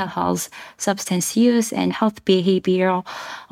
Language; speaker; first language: English; non-native, fluent; Korean